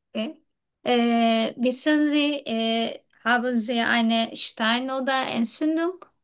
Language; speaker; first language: German; non-native, learner; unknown